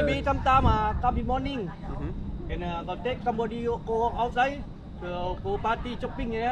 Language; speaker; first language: English; non-native, learner; Thai